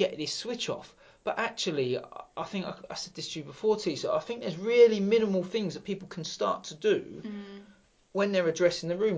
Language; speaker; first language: English; native; English